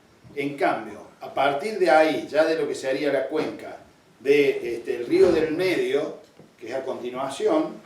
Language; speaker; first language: Spanish; native; Spanish